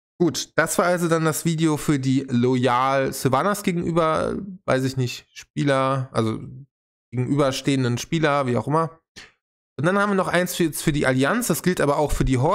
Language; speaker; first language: German; native; German